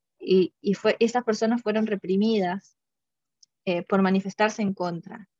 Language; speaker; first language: Spanish; native; Spanish